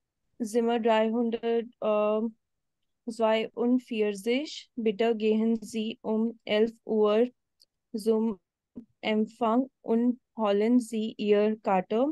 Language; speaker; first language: German; non-native, learner; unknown